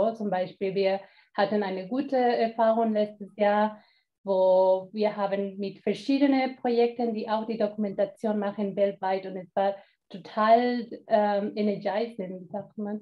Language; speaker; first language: German; non-native, fluent; Spanish